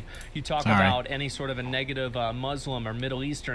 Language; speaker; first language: English; native; English